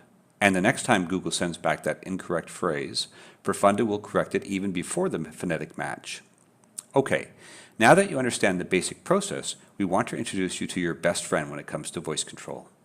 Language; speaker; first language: English; native; English